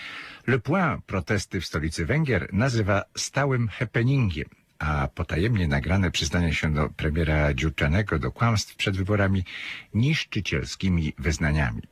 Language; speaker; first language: Polish; native; Polish